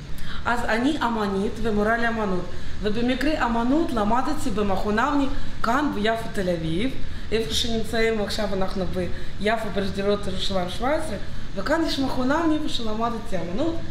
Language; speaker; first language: Hebrew; non-native, fluent; Russian